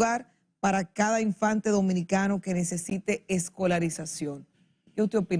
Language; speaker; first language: Spanish; native; Spanish